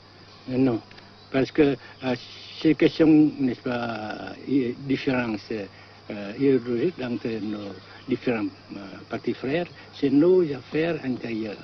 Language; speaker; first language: French; non-native, fluent; Vietnamese